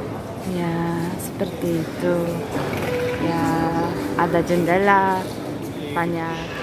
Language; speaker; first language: Indonesian; non-native, fluent; Polish